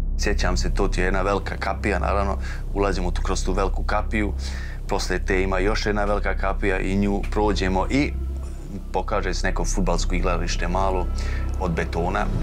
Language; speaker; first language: Serbian; native; Serbian